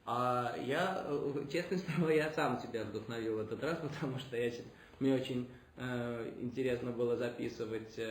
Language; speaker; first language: Russian; early bilingual, heritage; Russian